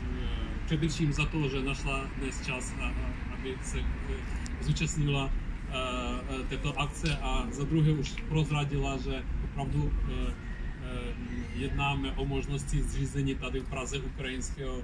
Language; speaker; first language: Czech; non-native, fluent; Ukrainian